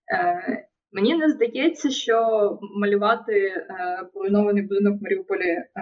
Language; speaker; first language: Ukrainian; non-native, local second language; Russian